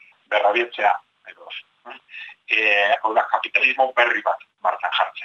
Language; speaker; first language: Basque; native; Basque